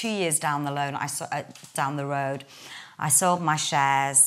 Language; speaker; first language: English; native; English